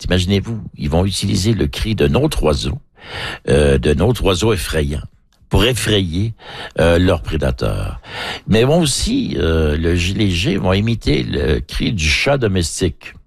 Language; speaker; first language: French; native; French